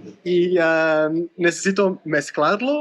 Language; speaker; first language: Spanish; non-native, fluent; English